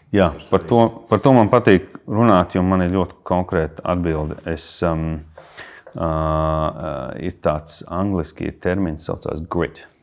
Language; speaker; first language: Latvian; early bilingual, heritage; Latvian